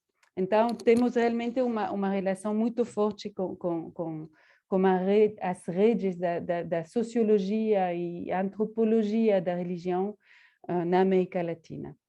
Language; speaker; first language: Portuguese; non-native, fluent; Spanish